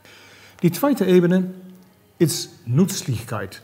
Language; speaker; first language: German; non-native, fluent; Dutch